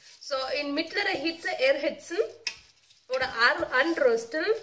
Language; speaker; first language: German; non-native, learner; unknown